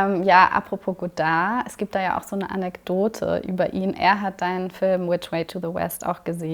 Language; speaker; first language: German; native; German